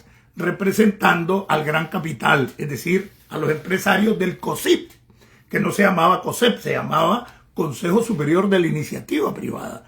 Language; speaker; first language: Spanish; native; Spanish